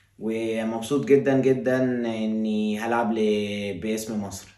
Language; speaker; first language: Arabic; early bilingual, heritage; Arabic